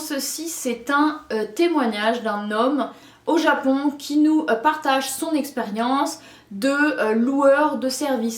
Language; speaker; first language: French; native; French